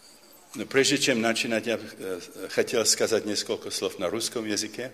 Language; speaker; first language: Russian; non-native, learner; Czech